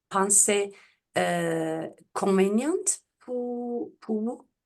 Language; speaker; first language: French; non-native, learner; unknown